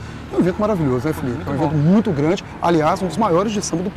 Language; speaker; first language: Portuguese; native; Portuguese